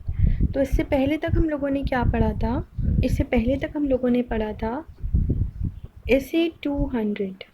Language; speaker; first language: Hindi; native; Hindi